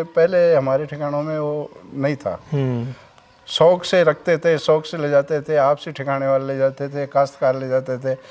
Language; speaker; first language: Hindi; native; Hindi